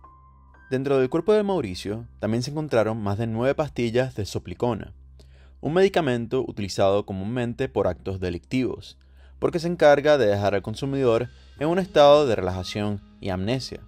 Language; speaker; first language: Spanish; native; Spanish